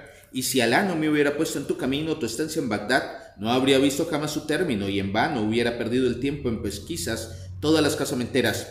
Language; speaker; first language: Spanish; native; Spanish